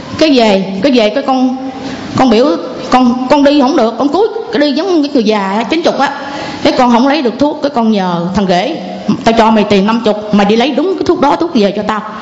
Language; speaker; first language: Vietnamese; non-native, local second language; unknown